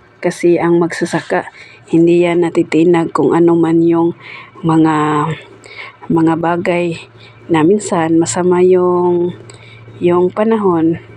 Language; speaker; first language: Filipino; non-native, local second language; Cebuano